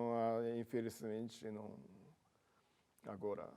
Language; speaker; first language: Portuguese; non-native, learner; Japanese